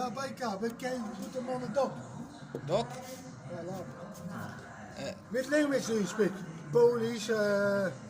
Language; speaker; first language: English; non-native, learner; Dutch